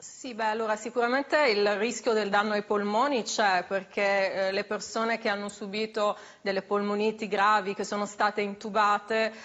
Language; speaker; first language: Italian; native; Italian